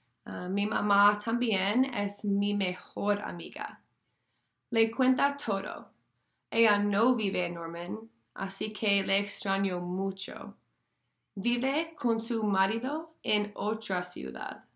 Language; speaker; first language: Spanish; non-native, learner; English